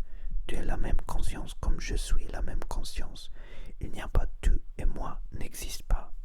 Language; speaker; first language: French; non-native, learner; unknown